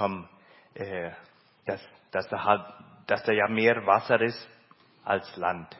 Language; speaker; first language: German; early bilingual, heritage; Plautdietsch